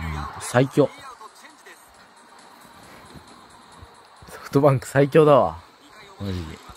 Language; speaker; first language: Japanese; native; Japanese